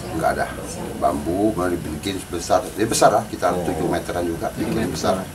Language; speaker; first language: Indonesian; non-native, local second language; Hakka Chinese